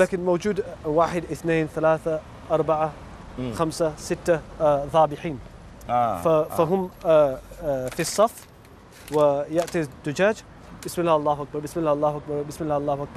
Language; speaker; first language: Arabic; non-native, learner; Urdu